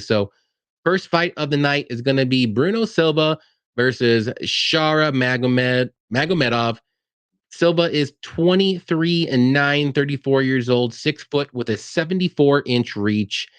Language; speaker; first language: English; native; English